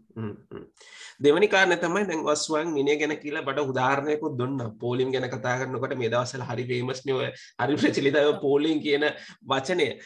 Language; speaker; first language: Sinhala; non-native, local second language; Tamil